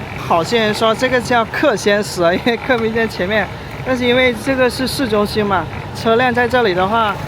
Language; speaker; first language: Chinese; native; Chinese